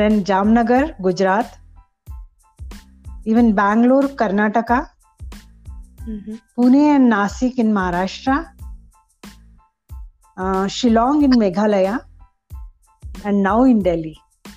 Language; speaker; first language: English; non-native, local second language; Marathi